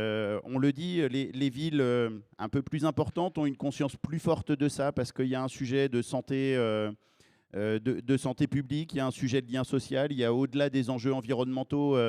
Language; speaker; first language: French; native; French